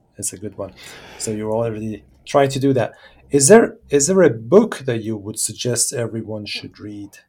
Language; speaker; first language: English; non-native, fluent; Persian